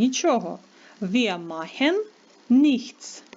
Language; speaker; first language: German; non-native, fluent; Ukrainian